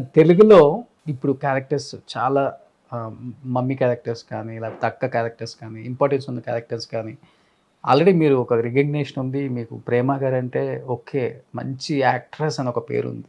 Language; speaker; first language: Telugu; native; Telugu